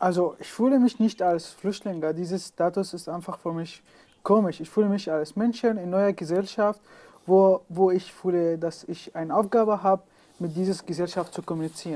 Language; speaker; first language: German; non-native, learner; Arabic